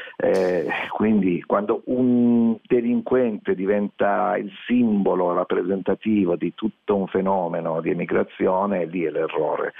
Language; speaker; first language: Italian; non-native, fluent; Persian